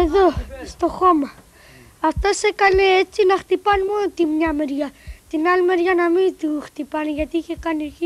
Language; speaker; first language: Greek; early bilingual, other home language; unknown